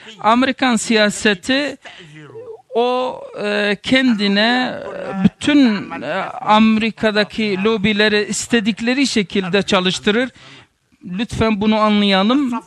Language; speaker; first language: Turkish; non-native, fluent; Arabic